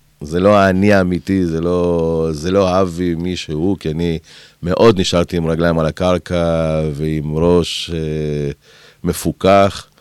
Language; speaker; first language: Hebrew; early bilingual, other home language; Spanish